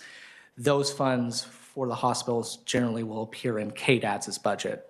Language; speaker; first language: English; native; English